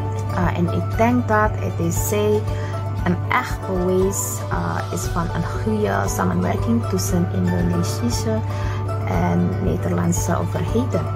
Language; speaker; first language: Dutch; non-native, fluent; Indonesian